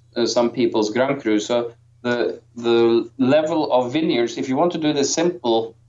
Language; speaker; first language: English; non-native, fluent; Norwegian